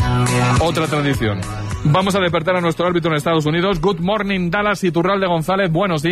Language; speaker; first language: Spanish; native; Spanish